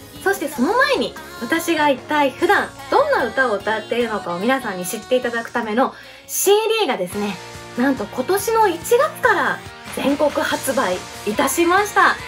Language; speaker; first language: Japanese; native; Japanese